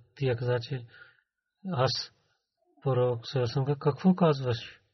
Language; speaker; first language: Bulgarian; non-native, learner; Urdu